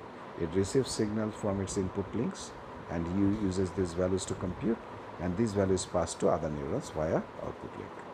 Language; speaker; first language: English; non-native, local second language; Bangla